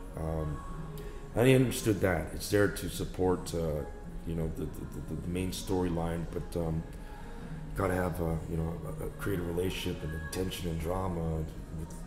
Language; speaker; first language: English; native; English